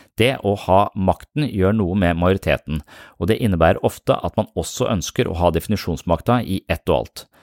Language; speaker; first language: Norwegian; native; Norwegian